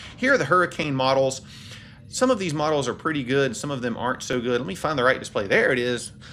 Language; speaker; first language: English; native; English